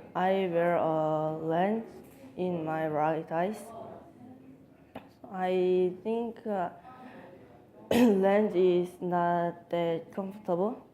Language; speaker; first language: English; non-native, learner; Korean